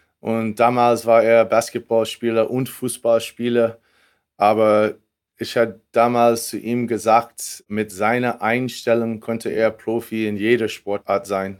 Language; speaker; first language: German; non-native, fluent; English